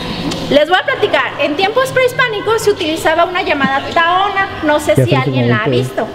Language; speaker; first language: Spanish; native; Spanish